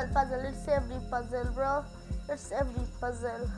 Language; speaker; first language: English; non-native, learner; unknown